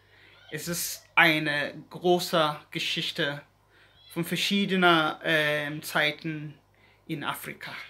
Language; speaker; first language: German; non-native, learner; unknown